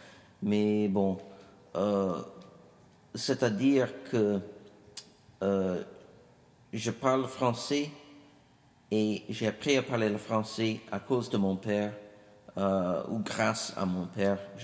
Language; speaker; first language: French; non-native, fluent; English